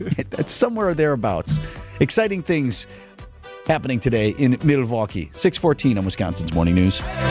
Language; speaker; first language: English; native; English